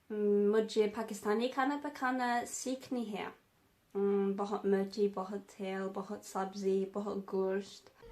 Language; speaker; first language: Hindi; non-native, learner; English